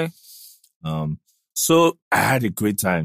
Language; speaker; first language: English; non-native, local second language; Igbo